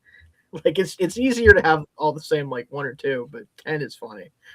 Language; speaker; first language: English; native; English